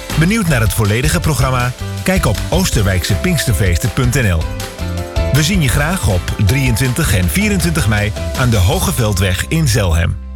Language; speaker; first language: Dutch; native; Dutch